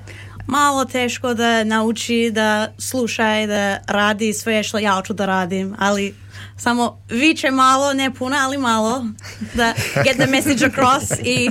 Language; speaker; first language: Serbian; early bilingual, heritage; Serbian